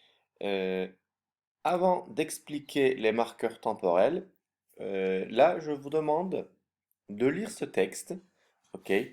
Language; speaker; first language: French; non-native, fluent; Turkish